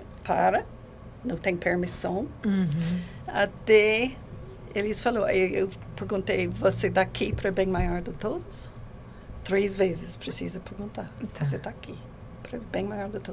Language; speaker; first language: Portuguese; non-native, learner; English